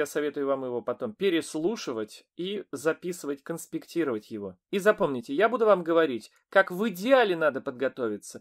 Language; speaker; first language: Russian; native; Russian